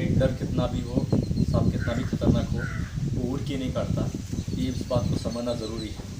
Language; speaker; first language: Hindi; non-native, local second language; Marathi